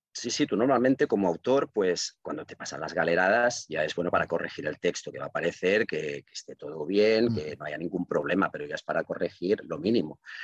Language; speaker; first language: Spanish; non-native, local second language; Catalan